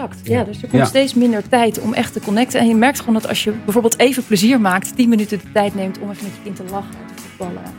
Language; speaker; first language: Dutch; native; Dutch